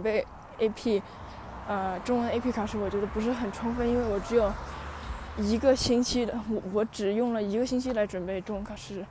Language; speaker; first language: Chinese; early bilingual, heritage; Chinese